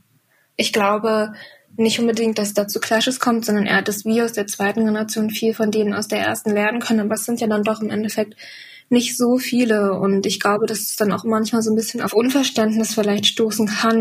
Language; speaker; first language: German; native; German